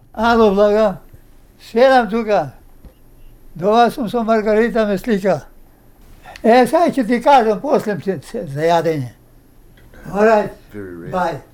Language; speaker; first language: Macedonian; native; Macedonian